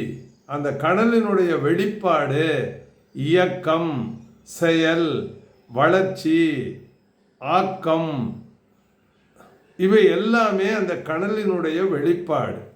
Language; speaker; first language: Tamil; native; Tamil